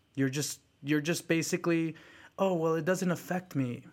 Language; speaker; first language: English; early bilingual, other home language; Spanish